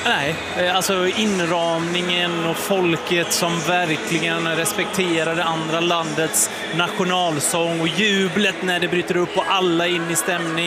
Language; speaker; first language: Swedish; native; Swedish